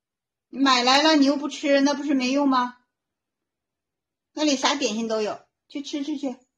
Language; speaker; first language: Chinese; native; Chinese